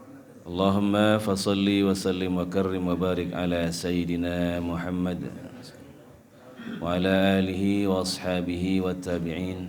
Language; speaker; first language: Arabic; non-native, fluent; Indonesian